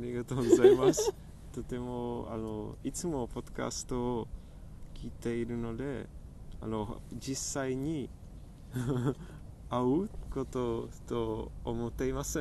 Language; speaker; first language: Japanese; non-native, learner; Czech